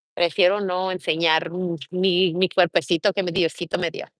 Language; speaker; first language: Spanish; early bilingual, heritage; Spanish